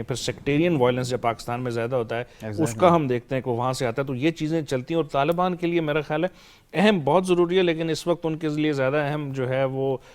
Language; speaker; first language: Urdu; native; Urdu